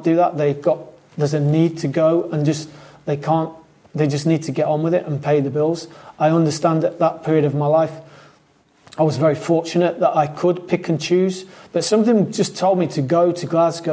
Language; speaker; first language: English; native; English